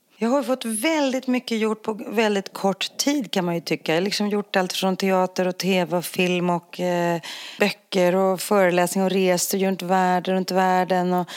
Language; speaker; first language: Swedish; early bilingual, other home language; Greek